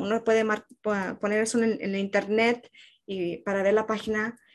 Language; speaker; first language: Spanish; early bilingual, heritage; Spanish